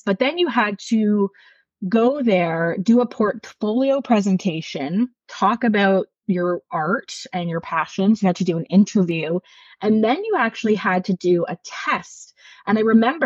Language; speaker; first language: English; native; English